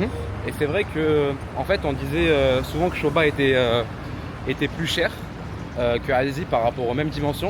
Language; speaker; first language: French; native; French